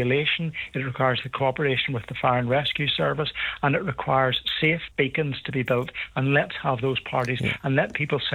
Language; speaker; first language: English; native; English